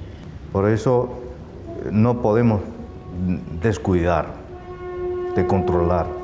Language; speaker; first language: Spanish; non-native, fluent; Chinese